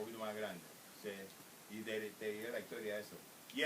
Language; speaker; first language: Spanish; non-native, local second language; English